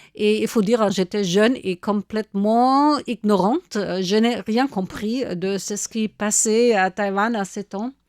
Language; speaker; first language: French; non-native, fluent; German